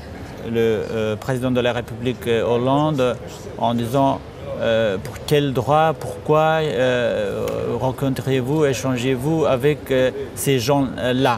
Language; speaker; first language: French; non-native, fluent; Kurdish